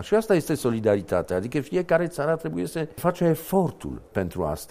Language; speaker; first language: Romanian; non-native, fluent; Polish